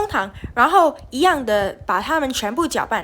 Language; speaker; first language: Chinese; non-native, learner; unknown